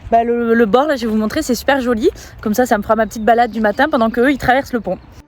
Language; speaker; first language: French; native; French